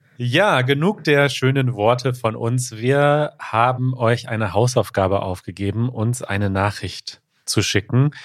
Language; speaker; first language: German; native; German